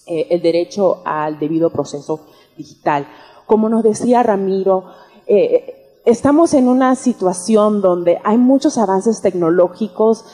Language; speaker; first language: Spanish; early bilingual, heritage; Spanish